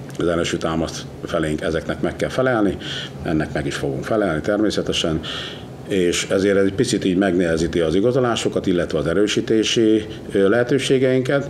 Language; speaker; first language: Hungarian; native; Hungarian